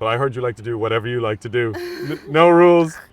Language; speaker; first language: English; native; English